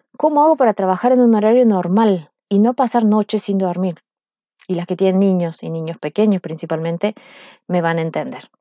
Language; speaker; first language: Spanish; native; Spanish